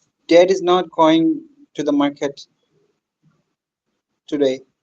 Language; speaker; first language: English; non-native, local second language; Bangla